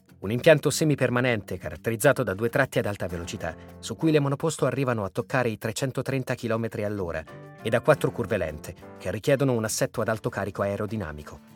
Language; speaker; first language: Italian; native; Italian